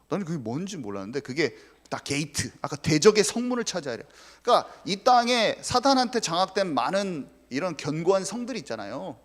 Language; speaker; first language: Korean; native; Korean